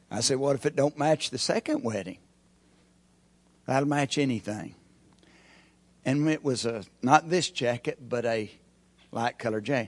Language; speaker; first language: English; native; English